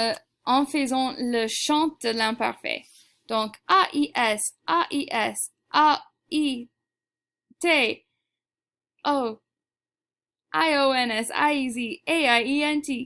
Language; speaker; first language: French; non-native, fluent; English